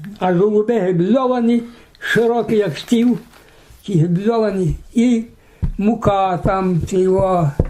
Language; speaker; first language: Ukrainian; native; Ukrainian